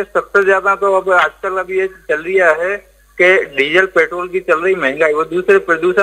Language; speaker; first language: Hindi; native; Hindi